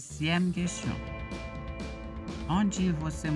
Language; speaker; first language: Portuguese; non-native, learner; Haitian Creole